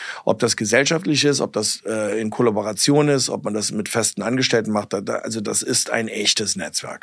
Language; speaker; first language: German; early bilingual, heritage; German